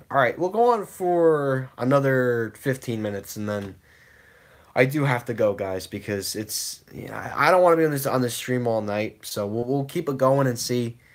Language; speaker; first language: English; native; English